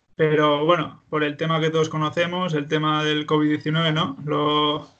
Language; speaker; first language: Spanish; native; Spanish